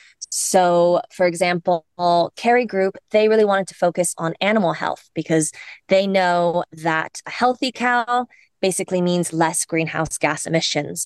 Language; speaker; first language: English; native; English